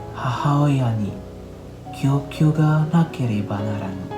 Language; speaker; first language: Japanese; non-native, learner; Indonesian